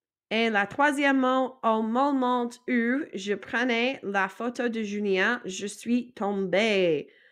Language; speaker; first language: French; non-native, fluent; English